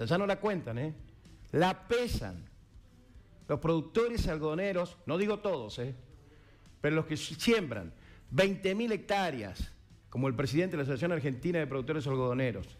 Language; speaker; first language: Spanish; native; Spanish